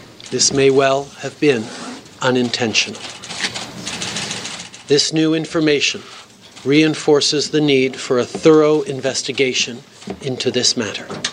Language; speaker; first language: English; early bilingual, other home language; French